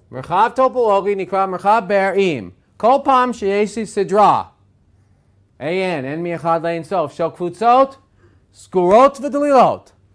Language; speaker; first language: Hebrew; non-native, fluent; English